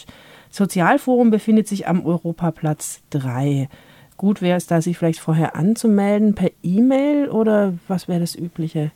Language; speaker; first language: German; native; German